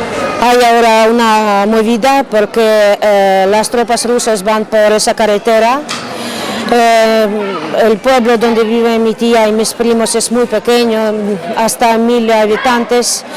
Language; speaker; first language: Spanish; non-native, fluent; Ukrainian